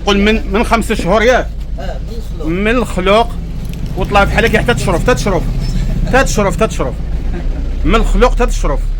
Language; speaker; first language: Arabic; native; Arabic